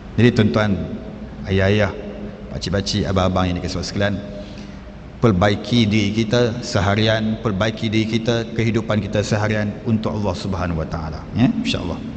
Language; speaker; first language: Malay; native; Malay